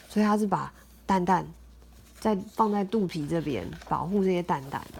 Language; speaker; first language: Chinese; native; Chinese